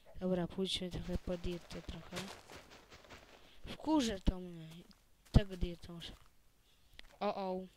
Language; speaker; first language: Polish; native; Polish